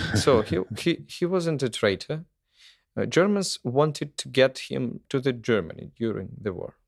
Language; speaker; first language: English; non-native, fluent; Ukrainian